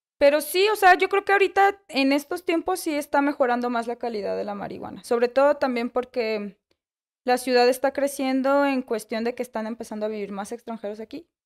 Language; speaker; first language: Spanish; native; Spanish